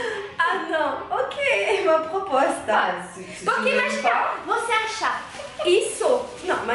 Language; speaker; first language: Portuguese; non-native, learner; French